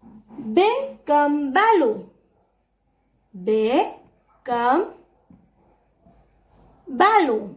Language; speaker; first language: French; non-native, local second language; Morisyen